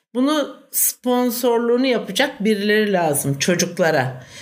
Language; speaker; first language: Turkish; native; Turkish